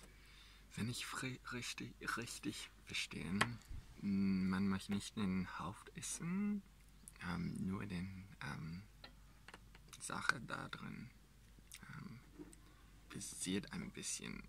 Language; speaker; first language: German; non-native, learner; English